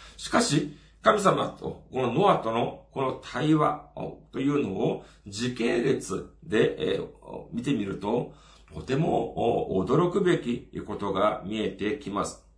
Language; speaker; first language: Japanese; non-native, fluent; Korean